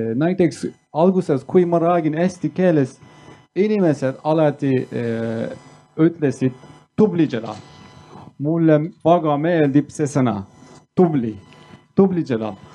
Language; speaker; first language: Estonian; non-native, fluent; Turkish